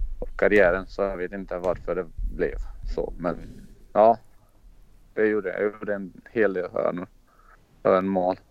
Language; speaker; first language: Swedish; non-native, fluent; Croatian